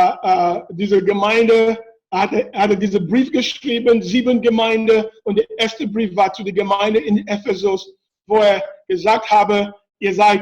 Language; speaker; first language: German; non-native, fluent; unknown